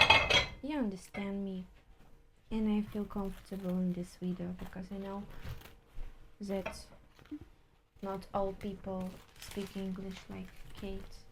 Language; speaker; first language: English; non-native, learner; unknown